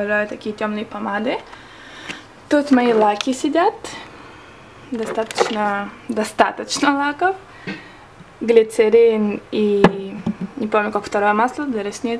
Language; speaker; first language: Russian; early bilingual, heritage; Russian